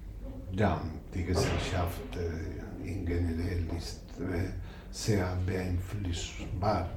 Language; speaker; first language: German; non-native, learner; Spanish